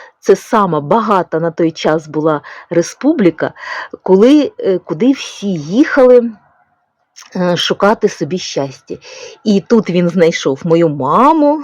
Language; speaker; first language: Ukrainian; non-native, local second language; Russian